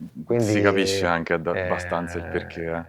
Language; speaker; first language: Italian; native; Italian